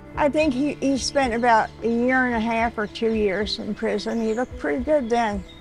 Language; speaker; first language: English; native; English